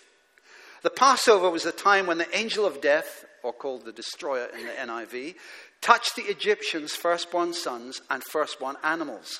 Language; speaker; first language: English; native; English